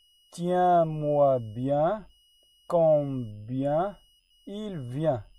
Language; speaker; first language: French; non-native, fluent; Arabic